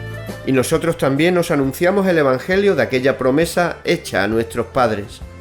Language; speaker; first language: Spanish; native; Spanish